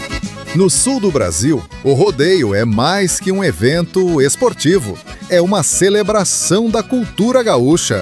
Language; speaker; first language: Portuguese; native; Portuguese